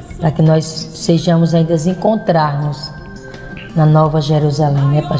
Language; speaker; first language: Portuguese; native; Portuguese